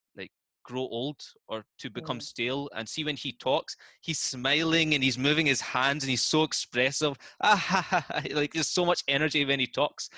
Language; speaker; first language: English; native; English